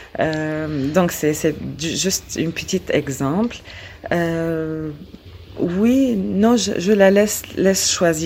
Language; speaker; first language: French; non-native, learner; Arabic